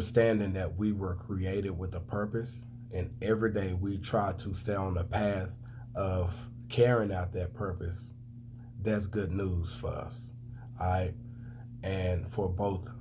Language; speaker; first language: English; native; English